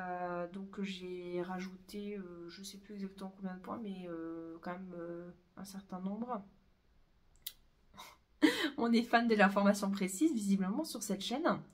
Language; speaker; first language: French; native; French